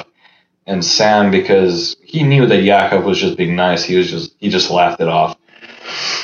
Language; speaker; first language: English; early bilingual, other home language; Russian